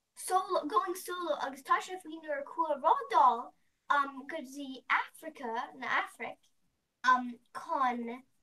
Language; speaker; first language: Irish; non-native, learner; English